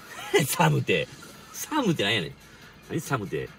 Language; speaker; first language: Japanese; native; Japanese